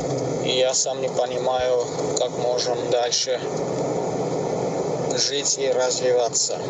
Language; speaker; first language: Russian; non-native, fluent; Armenian